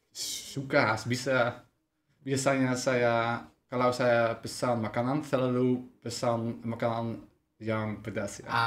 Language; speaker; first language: Indonesian; non-native, learner; Dutch